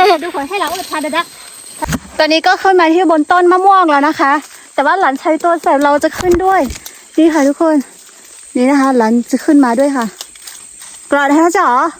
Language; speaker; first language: Thai; non-native, local second language; Karen languages